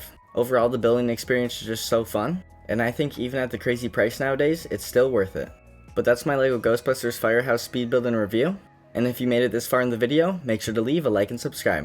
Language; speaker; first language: English; native; English